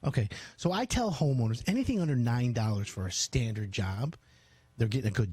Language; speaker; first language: English; native; English